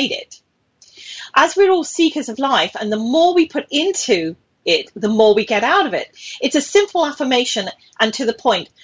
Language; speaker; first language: English; native; English